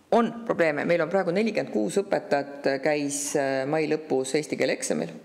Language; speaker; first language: Estonian; native; Estonian